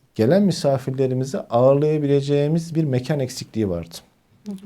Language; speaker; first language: Turkish; native; Turkish